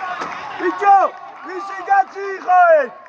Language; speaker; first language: Georgian; native; Georgian